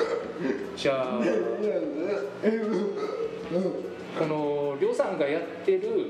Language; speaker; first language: Japanese; native; Japanese